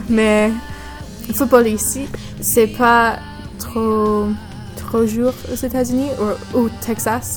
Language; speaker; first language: French; non-native, learner; English